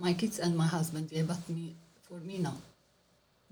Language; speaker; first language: English; non-native, learner; Arabic